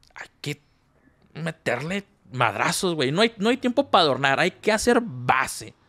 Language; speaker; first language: Spanish; native; Spanish